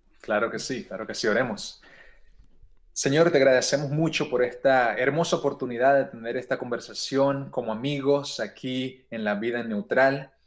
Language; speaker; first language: Spanish; native; Spanish